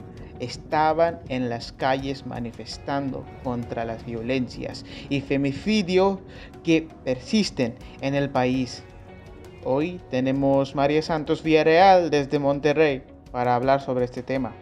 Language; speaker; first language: Spanish; non-native, learner; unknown